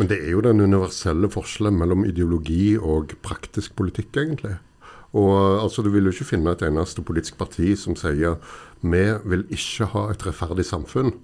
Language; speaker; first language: Norwegian; native; Norwegian